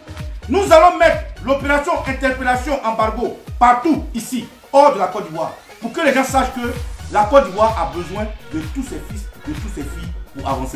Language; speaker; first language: French; native; French